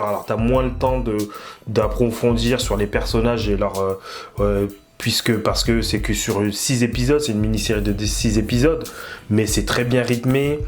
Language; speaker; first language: French; native; French